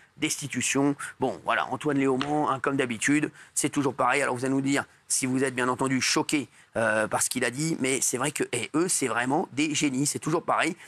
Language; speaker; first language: French; native; French